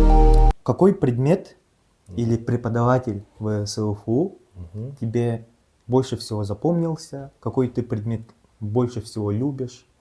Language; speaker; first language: Russian; non-native, local second language; Yakut